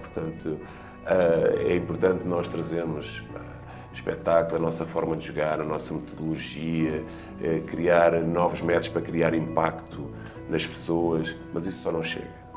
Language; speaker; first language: Portuguese; native; Portuguese